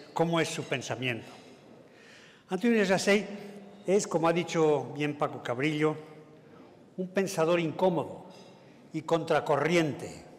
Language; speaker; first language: Spanish; native; Spanish